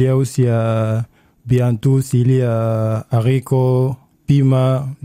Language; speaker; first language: French; non-native, learner; Arabic